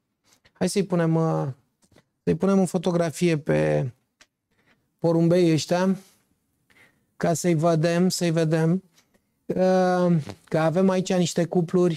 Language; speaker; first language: Romanian; native; Romanian